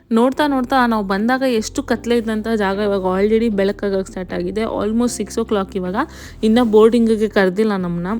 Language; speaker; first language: Kannada; native; Kannada